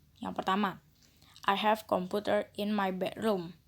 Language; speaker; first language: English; non-native, learner; Indonesian